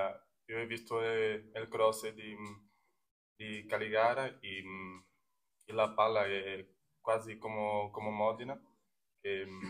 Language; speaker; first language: Italian; native; Italian